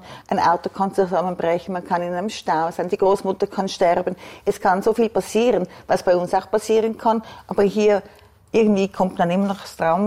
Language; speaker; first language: German; native; German